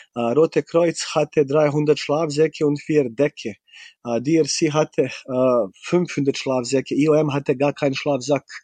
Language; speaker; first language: German; non-native, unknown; Bosnian